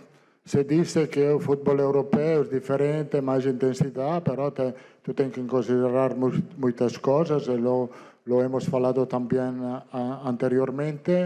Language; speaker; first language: Portuguese; non-native, fluent; Italian